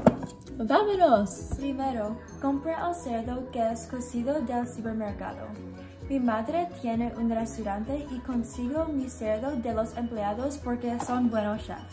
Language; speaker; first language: Spanish; non-native, learner; English